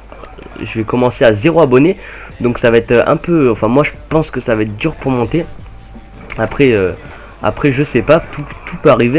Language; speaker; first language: French; native; French